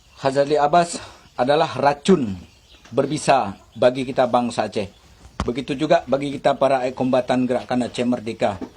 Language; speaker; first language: Malay; non-native, local second language; Achinese